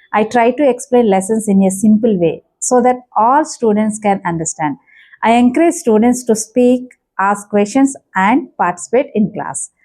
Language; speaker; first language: English; non-native, local second language; Telugu